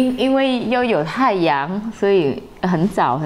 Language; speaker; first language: Chinese; non-native, fluent; Vietnamese